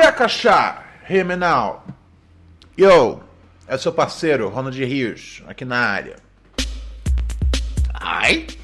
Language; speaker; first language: Portuguese; native; Portuguese